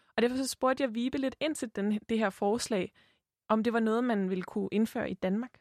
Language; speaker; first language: Danish; native; Danish